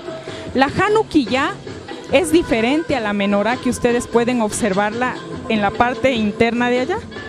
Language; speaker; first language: Spanish; native; Spanish